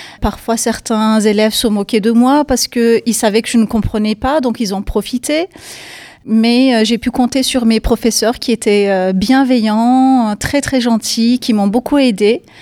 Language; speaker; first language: French; non-native, fluent; Kurdish